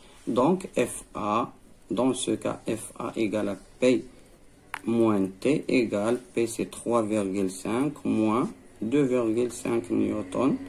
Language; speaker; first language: French; non-native, local second language; Arabic